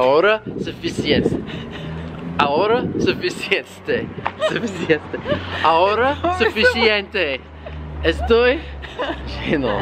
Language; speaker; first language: Spanish; non-native, learner; English